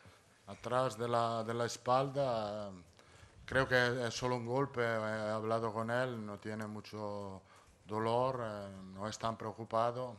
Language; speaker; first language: Spanish; non-native, fluent; Italian